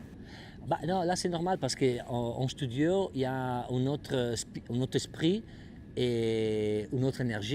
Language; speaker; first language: French; non-native, fluent; Italian